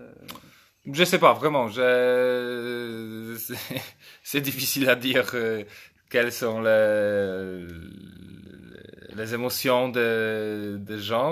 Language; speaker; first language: French; non-native, fluent; Polish